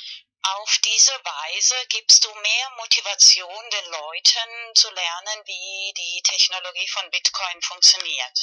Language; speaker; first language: German; non-native, fluent; Spanish